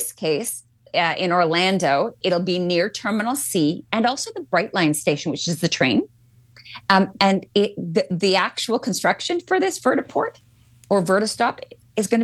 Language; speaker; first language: English; native; English